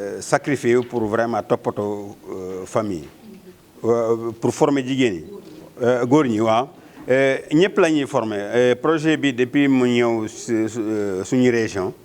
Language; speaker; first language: Wolof; non-native, local second language; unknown